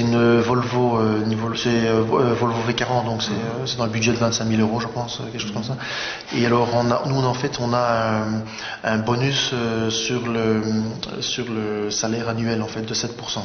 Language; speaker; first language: French; native; French